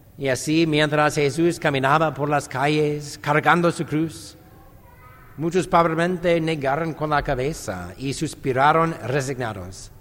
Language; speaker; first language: Spanish; non-native, fluent; English